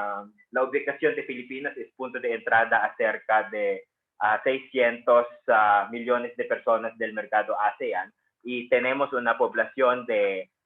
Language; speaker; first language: Spanish; non-native, fluent; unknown